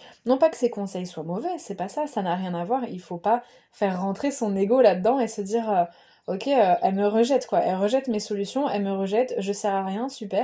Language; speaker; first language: French; native; French